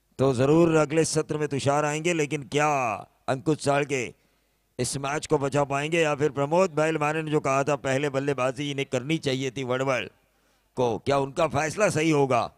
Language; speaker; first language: Hindi; non-native, local second language; Marathi